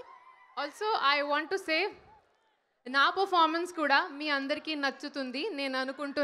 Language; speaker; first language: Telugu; non-native, learner; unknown